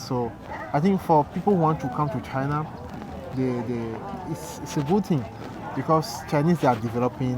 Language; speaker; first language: English; non-native, fluent; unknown